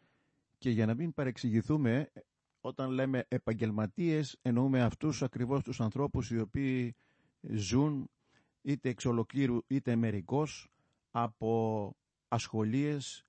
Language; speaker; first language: Greek; native; Greek